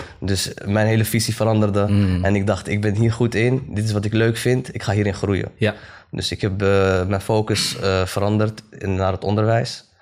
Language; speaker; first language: Dutch; early bilingual, other home language; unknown